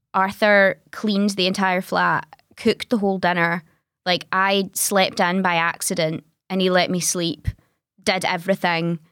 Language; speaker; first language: English; native; English